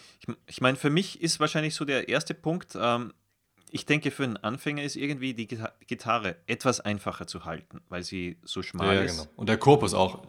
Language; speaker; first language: German; native; German